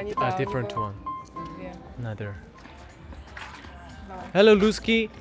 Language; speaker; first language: English; non-native, learner; Korean